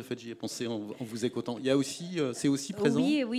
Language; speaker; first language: French; native; French